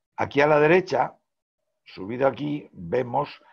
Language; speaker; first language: Spanish; native; Spanish